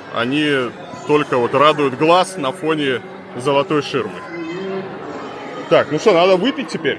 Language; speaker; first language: Russian; native; Russian